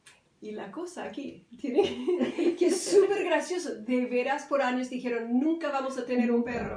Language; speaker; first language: Spanish; non-native, fluent; English